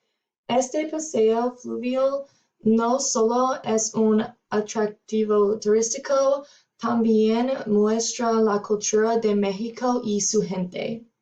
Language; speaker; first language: Spanish; non-native, learner; English